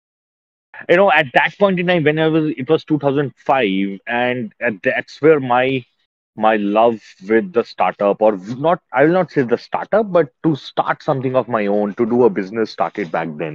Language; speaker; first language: English; non-native, local second language; Hindi